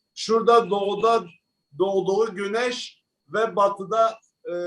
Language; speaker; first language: Turkish; native; Turkish